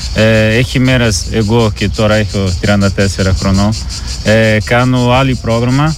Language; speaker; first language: Greek; non-native, learner; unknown